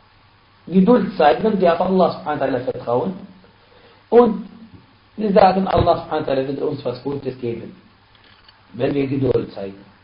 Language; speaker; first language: German; non-native, fluent; Arabic